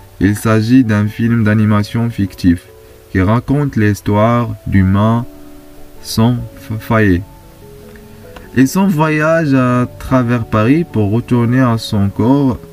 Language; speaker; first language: French; non-native, fluent; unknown